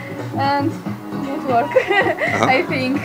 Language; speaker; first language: English; non-native, learner; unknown